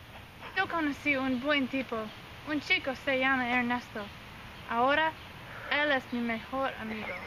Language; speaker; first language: Spanish; non-native, learner; English